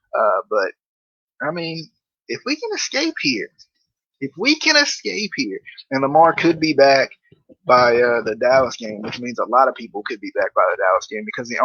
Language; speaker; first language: English; native; English